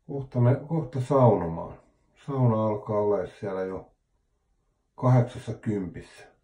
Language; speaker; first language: Finnish; native; Finnish